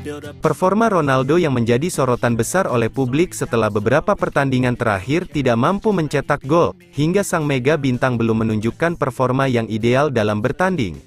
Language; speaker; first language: Indonesian; native; Indonesian